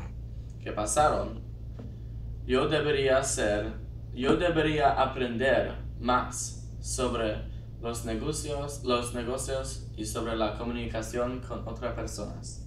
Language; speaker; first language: Spanish; non-native, learner; English